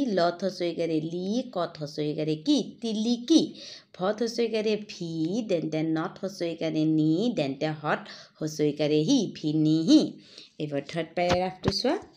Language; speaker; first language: Assamese; native; Assamese